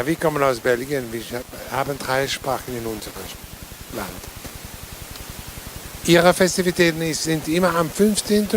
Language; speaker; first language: German; non-native, fluent; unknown